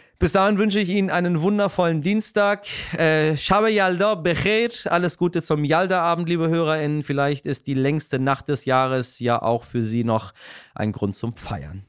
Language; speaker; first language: German; early bilingual, other home language; Persian